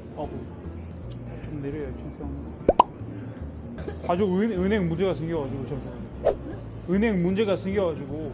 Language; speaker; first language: Korean; non-native, fluent; Russian